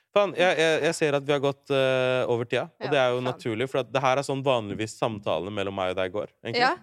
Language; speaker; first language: Norwegian; early bilingual, other home language; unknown